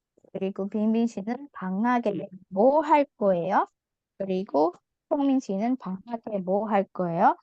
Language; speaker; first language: Korean; non-native, fluent; Indonesian